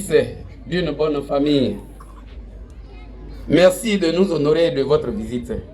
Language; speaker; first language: French; non-native, local second language; Baoulé